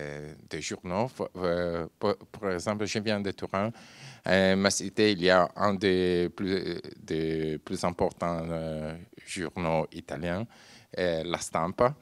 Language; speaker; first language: French; non-native, fluent; Italian